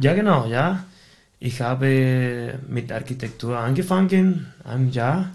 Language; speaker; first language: German; non-native, fluent; Spanish